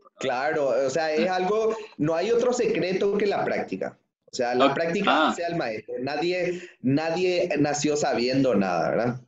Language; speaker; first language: Spanish; native; Spanish